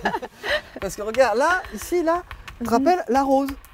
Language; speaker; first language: French; native; French